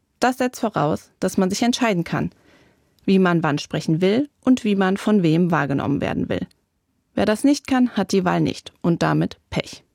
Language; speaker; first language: German; native; German